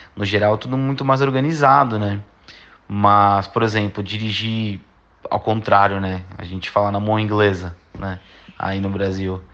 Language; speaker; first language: Portuguese; native; Portuguese